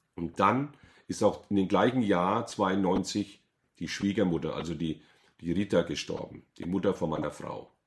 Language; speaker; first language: German; native; German